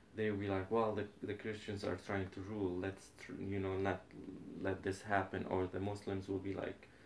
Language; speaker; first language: English; non-native, fluent; Arabic